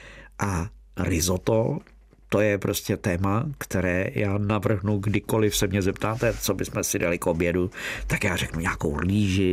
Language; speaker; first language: Czech; native; Czech